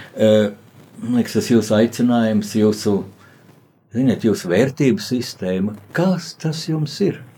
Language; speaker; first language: Latvian; native; Latvian